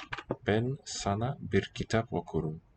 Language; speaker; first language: Turkish; non-native, learner; English